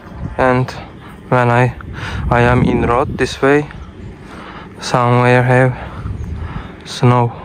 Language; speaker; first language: English; non-native, learner; Turkish